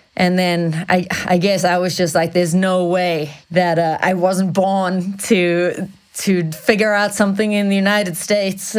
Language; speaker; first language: English; native; English